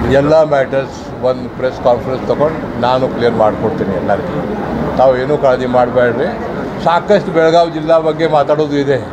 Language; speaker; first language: Kannada; non-native, local second language; Urdu